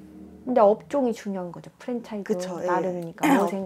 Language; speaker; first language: Korean; native; Korean